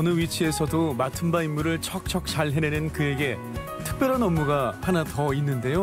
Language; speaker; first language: Korean; native; Korean